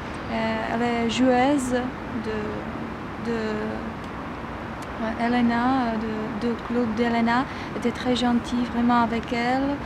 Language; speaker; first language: French; non-native, fluent; Czech